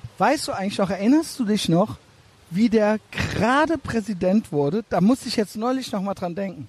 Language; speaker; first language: German; native; German